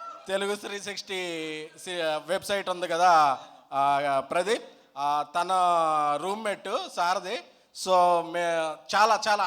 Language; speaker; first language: Telugu; native; Telugu